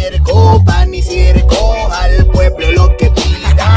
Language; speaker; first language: Spanish; non-native, fluent; Arabic